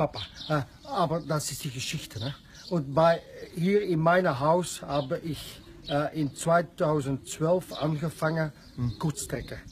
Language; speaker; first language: German; non-native, learner; Dutch